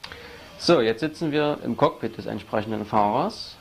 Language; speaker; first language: German; native; German